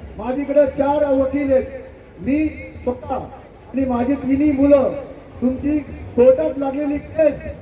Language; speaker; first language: Hindi; non-native, local second language; Marathi